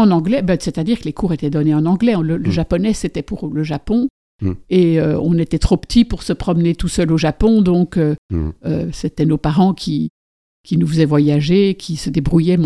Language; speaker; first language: French; native; French